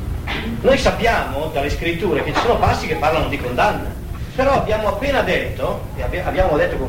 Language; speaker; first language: Italian; native; Italian